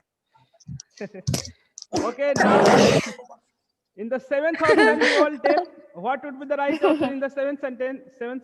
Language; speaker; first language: English; non-native, local second language; Hindi